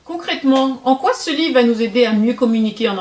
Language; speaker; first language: French; non-native, fluent; English